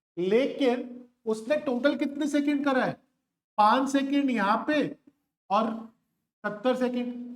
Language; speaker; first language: Hindi; native; Hindi